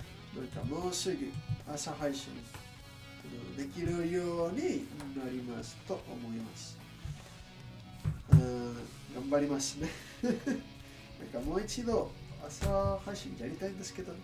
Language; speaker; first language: Japanese; non-native, learner; English